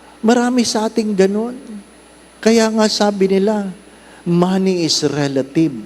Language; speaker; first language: Filipino; non-native, local second language; Cebuano